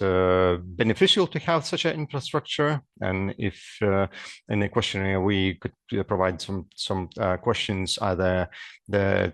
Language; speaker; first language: English; non-native, fluent; Lithuanian